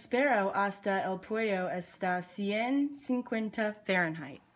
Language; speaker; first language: Spanish; non-native, learner; English